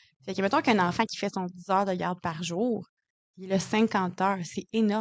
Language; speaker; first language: French; native; French